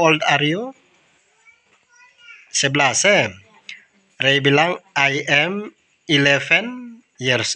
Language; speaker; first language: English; non-native, learner; Indonesian